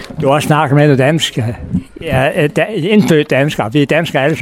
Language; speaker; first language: Danish; native; Danish